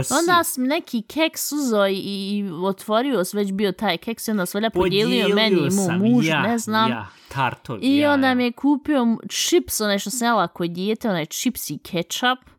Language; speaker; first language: Bosnian; early bilingual, heritage; Bosnian